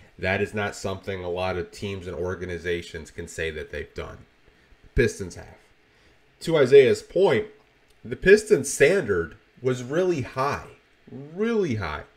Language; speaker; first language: English; native; English